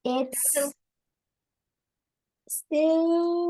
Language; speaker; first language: English; non-native, learner; Vietnamese